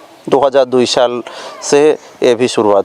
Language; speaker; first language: Hindi; non-native, local second language; Bangla